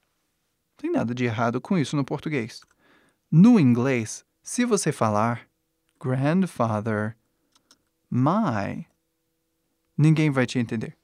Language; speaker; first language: Portuguese; non-native, fluent; English